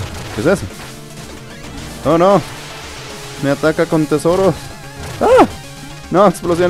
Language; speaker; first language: Spanish; native; Spanish